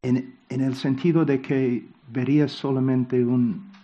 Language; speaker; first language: Spanish; non-native, fluent; English